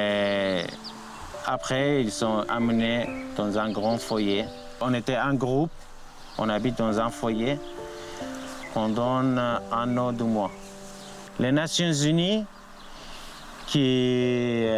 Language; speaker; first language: French; non-native, learner; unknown